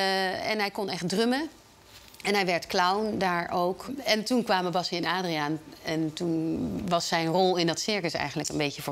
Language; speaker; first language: Dutch; native; Dutch